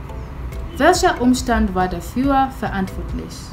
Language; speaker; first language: German; non-native, fluent; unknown